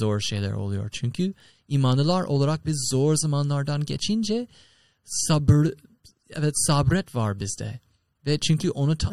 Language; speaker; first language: Turkish; non-native, learner; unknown